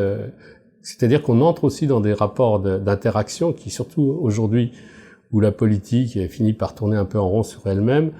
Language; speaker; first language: French; native; French